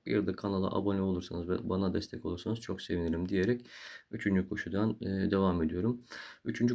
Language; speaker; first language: Turkish; native; Turkish